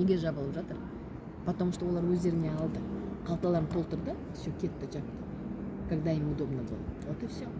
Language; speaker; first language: Russian; non-native, local second language; Kazakh